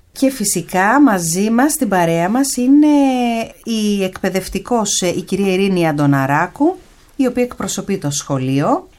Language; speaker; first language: Greek; native; Greek